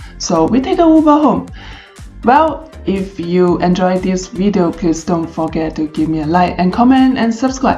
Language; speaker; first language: English; non-native, fluent; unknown